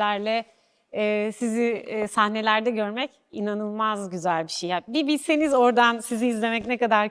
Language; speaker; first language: Turkish; native; Turkish